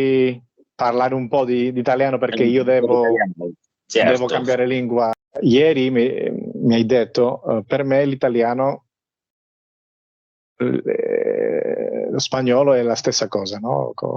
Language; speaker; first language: Italian; non-native, fluent; Spanish